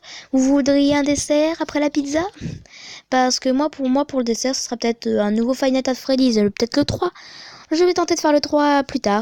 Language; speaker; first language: French; native; French